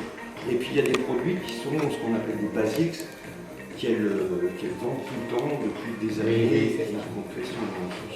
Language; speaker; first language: French; native; French